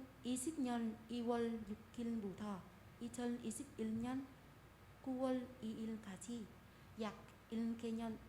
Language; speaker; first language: Korean; non-native, fluent; Vietnamese